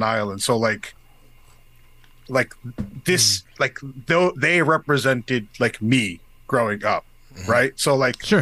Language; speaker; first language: English; native; English